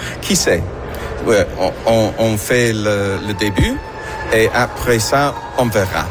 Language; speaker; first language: French; non-native, learner; English